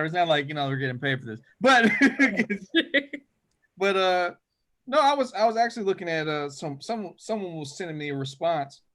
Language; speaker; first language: English; native; English